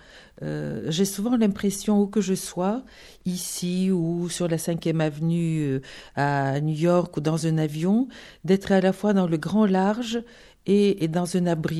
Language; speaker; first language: French; non-native, fluent; Bulgarian